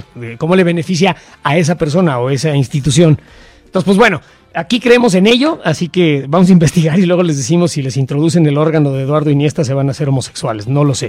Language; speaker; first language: Spanish; native; Spanish